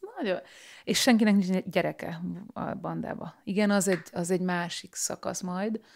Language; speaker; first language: Hungarian; native; Hungarian